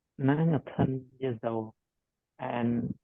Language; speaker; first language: English; non-native, learner; Khmer